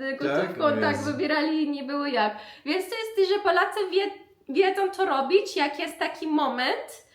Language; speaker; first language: Polish; non-native, learner; Persian